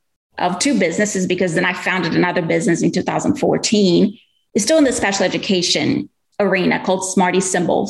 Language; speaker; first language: English; non-native, fluent; Portuguese